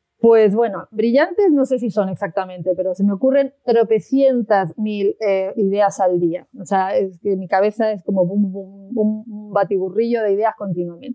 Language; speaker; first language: Spanish; native; Spanish